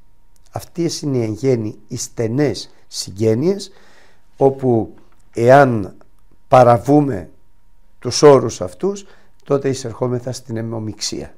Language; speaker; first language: Greek; native; Greek